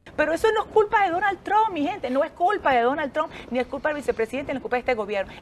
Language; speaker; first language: English; native; English